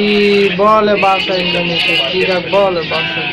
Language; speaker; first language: Indonesian; non-native, learner; Bangla